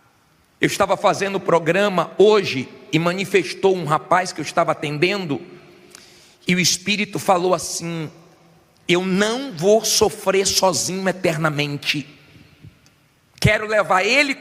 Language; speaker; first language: Portuguese; native; Portuguese